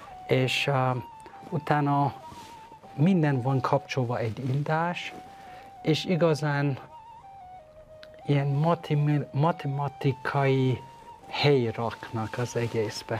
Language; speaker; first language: Hungarian; non-native, learner; Persian